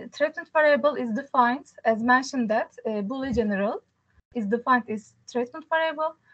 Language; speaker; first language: English; non-native, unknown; Turkish